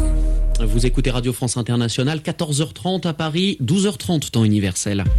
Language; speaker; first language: French; native; French